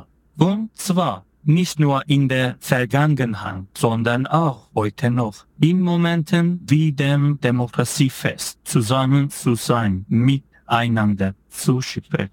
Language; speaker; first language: German; non-native, fluent; Turkish